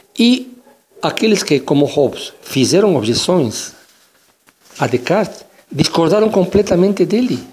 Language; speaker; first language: Portuguese; non-native, fluent; Spanish